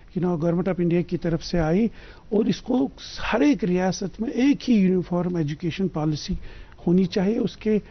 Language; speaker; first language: Hindi; non-native, local second language; Kashmiri